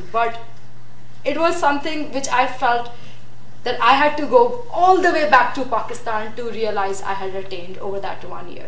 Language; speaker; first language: English; non-native, local second language; Urdu